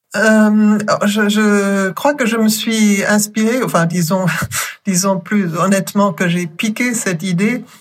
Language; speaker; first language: French; non-native, fluent; German